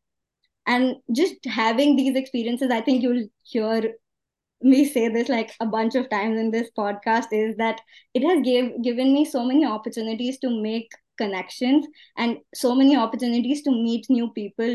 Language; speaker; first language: English; non-native, local second language; Hindi